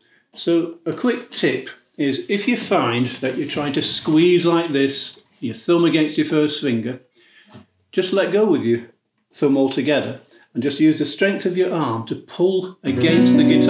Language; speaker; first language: English; native; English